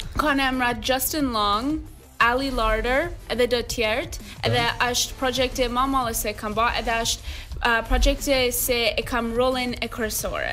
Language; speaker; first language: Albanian; early bilingual, heritage; Albanian